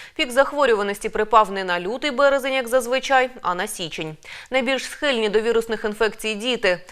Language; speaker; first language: Ukrainian; native; Ukrainian